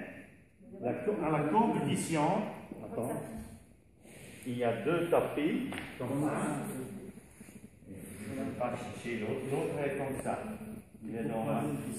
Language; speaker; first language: French; non-native, learner; Dutch